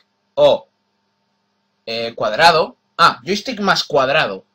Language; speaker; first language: Spanish; native; Spanish